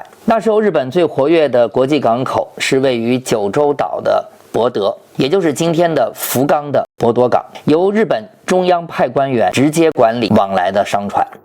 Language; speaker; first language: Chinese; native; Chinese